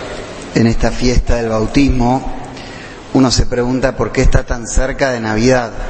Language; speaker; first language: Spanish; native; Spanish